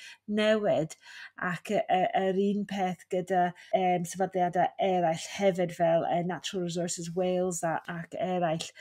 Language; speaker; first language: Welsh; non-native, fluent; English